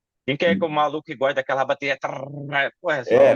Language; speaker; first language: Portuguese; native; Portuguese